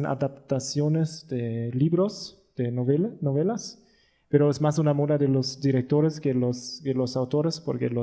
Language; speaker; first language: Spanish; non-native, learner; German